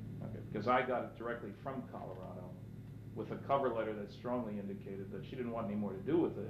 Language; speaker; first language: English; native; English